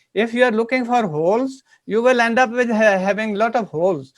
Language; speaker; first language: English; non-native, local second language; Punjabi